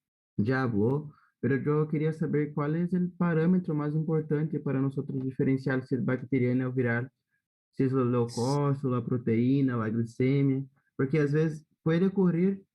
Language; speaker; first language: Spanish; non-native, learner; Portuguese